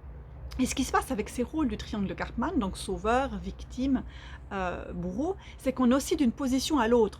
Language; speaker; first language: French; native; French